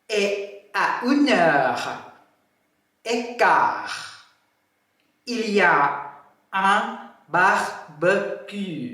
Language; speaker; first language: French; non-native, fluent; Thai